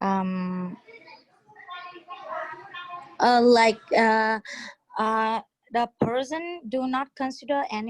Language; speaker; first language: English; non-native, learner; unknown